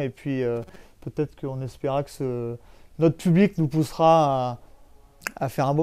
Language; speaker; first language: French; native; French